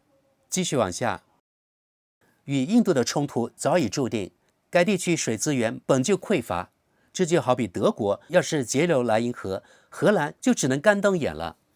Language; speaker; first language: Chinese; native; Chinese